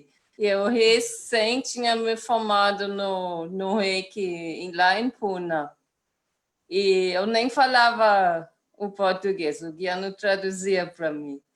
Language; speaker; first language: Portuguese; non-native, fluent; German